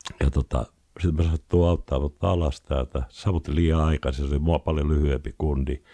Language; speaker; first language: Finnish; native; Finnish